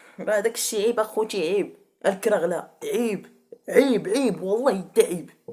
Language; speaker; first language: Arabic; native; Arabic